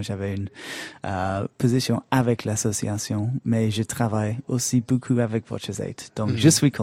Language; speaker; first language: French; non-native, learner; English